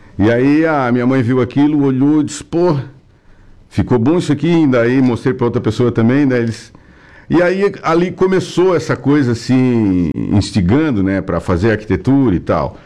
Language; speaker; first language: Portuguese; native; Portuguese